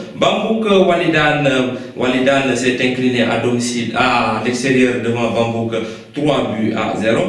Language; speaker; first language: French; non-native, local second language; Wolof